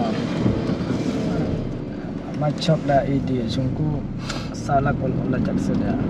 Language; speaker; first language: Turkish; non-native, learner; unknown